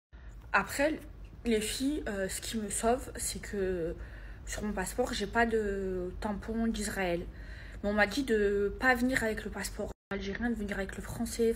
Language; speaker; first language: French; native; French